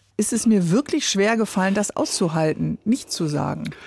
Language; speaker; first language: German; native; German